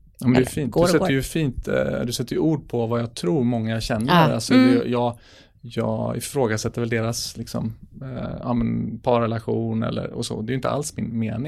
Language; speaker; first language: Swedish; native; Swedish